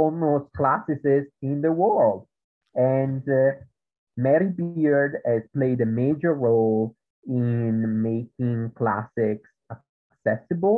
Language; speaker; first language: English; non-native, fluent; Italian